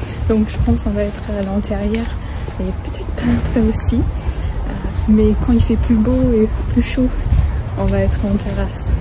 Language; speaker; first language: French; non-native, fluent; English